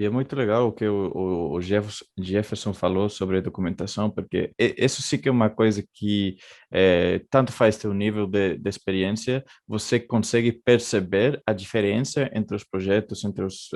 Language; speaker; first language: Portuguese; non-native, fluent; Spanish